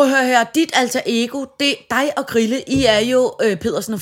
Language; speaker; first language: Danish; native; Danish